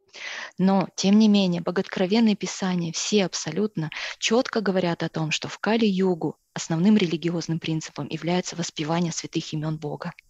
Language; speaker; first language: Russian; native; Russian